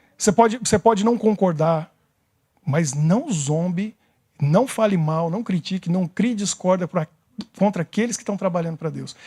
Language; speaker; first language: Portuguese; native; Portuguese